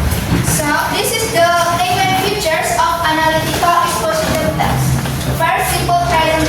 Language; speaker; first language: English; non-native, fluent; Indonesian